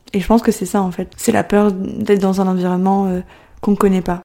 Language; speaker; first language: French; native; French